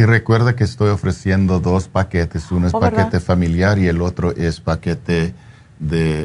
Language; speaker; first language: Spanish; non-native, fluent; English